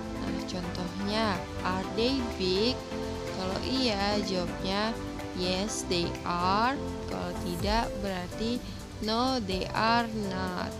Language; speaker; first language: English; non-native, fluent; Indonesian